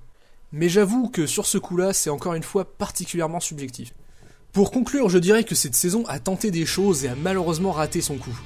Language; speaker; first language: French; native; French